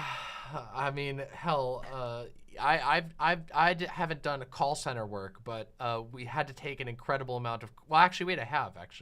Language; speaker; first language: English; native; English